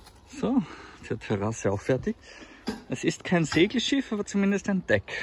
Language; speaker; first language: German; native; German